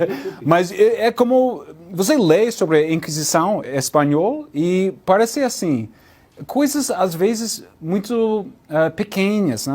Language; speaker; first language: Portuguese; non-native, learner; English